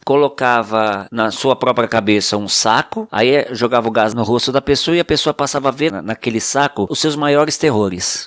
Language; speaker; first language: Portuguese; native; Portuguese